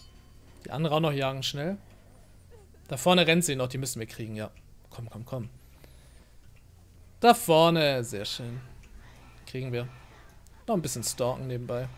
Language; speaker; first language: German; native; German